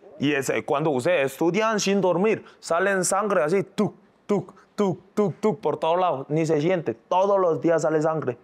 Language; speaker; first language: Spanish; non-native, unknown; Korean